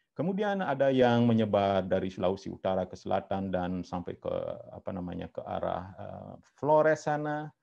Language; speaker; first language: Indonesian; non-native, local second language; Balinese